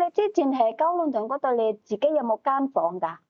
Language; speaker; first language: Cantonese; native; Cantonese